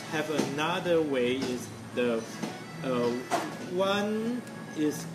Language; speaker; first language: English; non-native, learner; Chinese